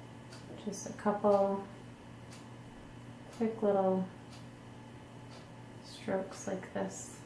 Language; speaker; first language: English; native; English